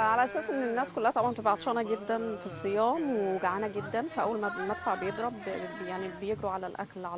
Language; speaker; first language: Arabic; native; Arabic